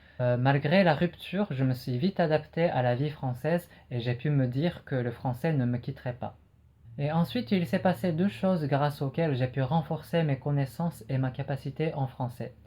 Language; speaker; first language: French; non-native, fluent; Japanese